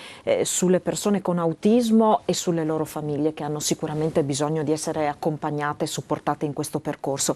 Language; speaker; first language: Italian; native; Italian